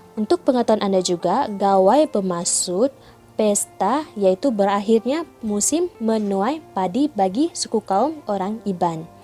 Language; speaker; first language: Malay; non-native, local second language; Iban